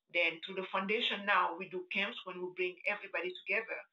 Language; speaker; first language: English; non-native, fluent; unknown